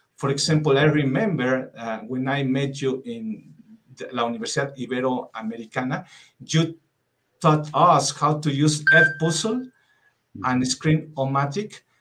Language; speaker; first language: English; non-native, fluent; Spanish